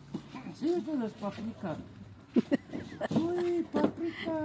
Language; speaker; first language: German; non-native, learner; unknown